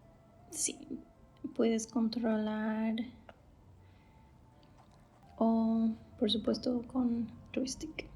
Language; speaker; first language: Spanish; non-native, fluent; English